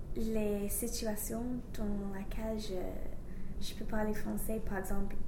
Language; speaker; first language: French; non-native, fluent; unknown